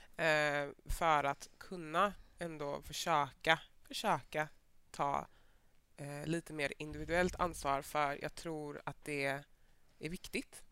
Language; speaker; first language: Swedish; native; Swedish